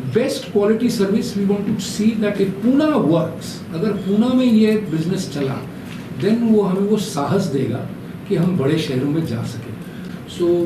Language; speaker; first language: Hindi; non-native, local second language; Bangla